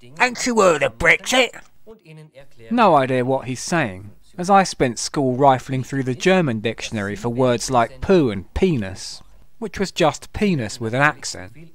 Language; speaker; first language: English; native; English